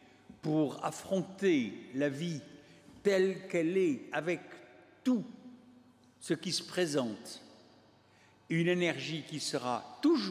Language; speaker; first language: French; native; French